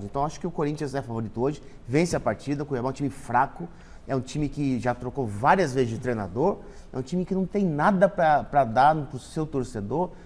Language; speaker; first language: Portuguese; native; Portuguese